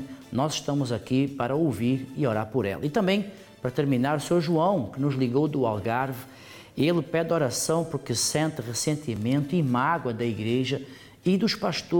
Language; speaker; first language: Portuguese; native; Portuguese